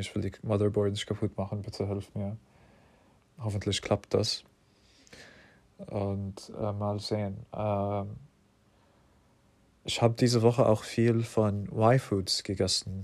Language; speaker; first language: German; non-native, fluent; English